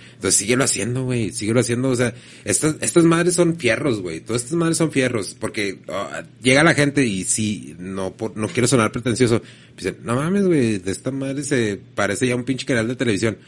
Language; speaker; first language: Spanish; native; Spanish